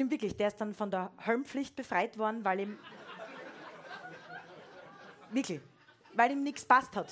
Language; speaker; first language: German; native; German